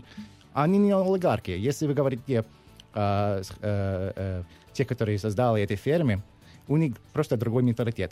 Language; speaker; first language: Russian; non-native, learner; English